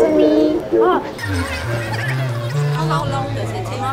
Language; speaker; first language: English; non-native, learner; Korean